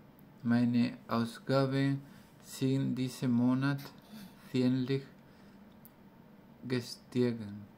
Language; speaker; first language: German; non-native, learner; Spanish